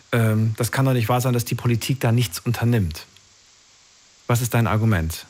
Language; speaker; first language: German; native; German